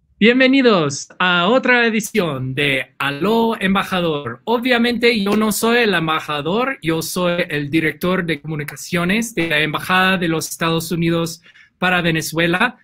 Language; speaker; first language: Spanish; non-native, fluent; English